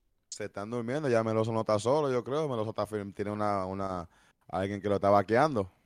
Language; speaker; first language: Spanish; early bilingual, heritage; Spanish